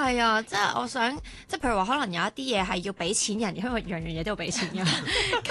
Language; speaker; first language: Cantonese; native; Cantonese